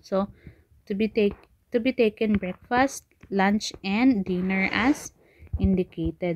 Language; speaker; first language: English; non-native, local second language; Filipino